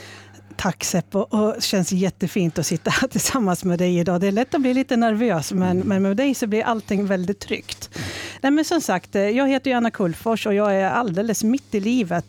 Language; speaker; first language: Swedish; native; Swedish